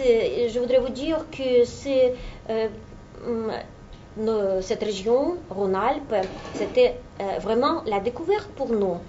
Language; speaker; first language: French; non-native, fluent; Russian